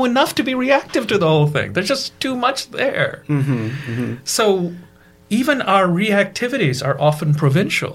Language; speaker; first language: English; non-native, local second language; Malayalam